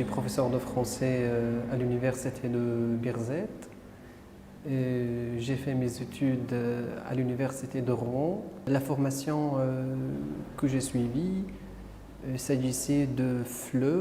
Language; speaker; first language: French; non-native, fluent; Arabic